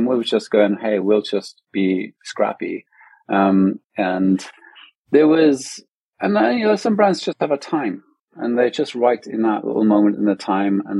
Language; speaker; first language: English; native; English